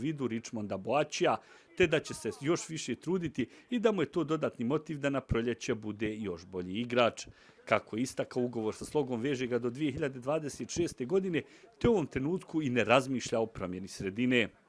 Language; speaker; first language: Bosnian; native; Bosnian